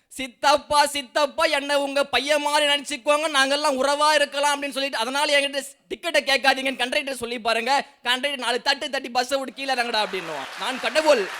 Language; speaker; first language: Tamil; native; Tamil